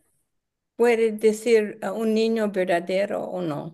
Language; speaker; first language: Spanish; non-native, learner; English